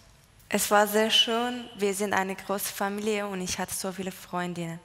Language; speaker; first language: German; non-native, learner; Persian